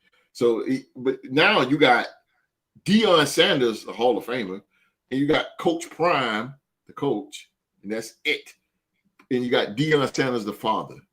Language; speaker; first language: English; native; English